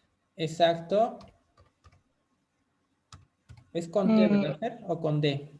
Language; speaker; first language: Spanish; native; Spanish